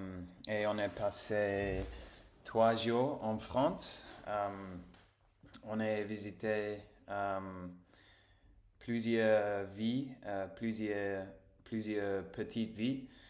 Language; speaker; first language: French; non-native, learner; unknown